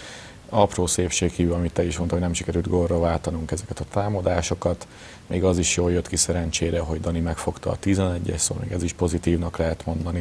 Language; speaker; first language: Hungarian; native; Hungarian